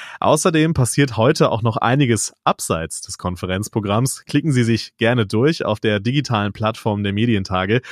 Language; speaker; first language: German; native; German